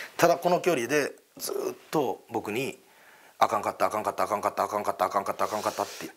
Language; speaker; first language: Japanese; native; Japanese